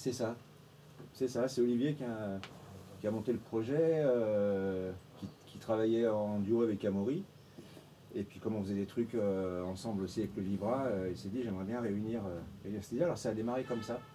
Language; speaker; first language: French; native; French